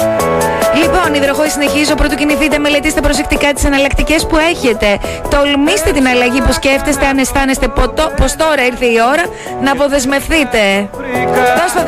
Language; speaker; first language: Greek; native; Greek